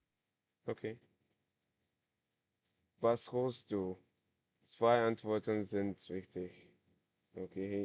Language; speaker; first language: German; non-native, learner; Amharic